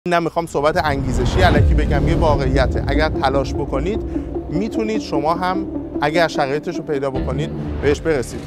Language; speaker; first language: Persian; native; Persian